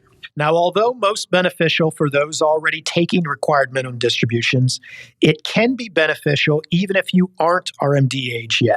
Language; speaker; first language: English; native; English